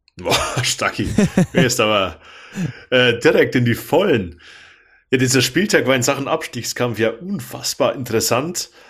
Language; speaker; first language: German; native; German